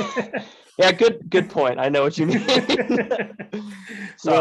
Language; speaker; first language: English; native; English